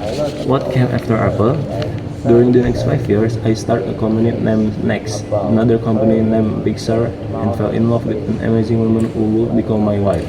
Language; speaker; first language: English; non-native, learner; Indonesian